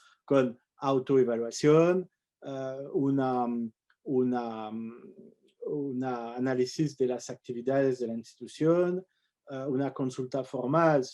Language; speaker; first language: Spanish; non-native, fluent; French